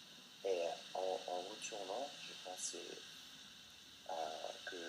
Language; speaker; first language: French; non-native, fluent; English